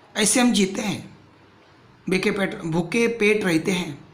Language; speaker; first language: Hindi; non-native, local second language; Marathi